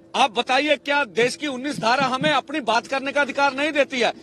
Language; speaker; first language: Hindi; non-native, local second language; Punjabi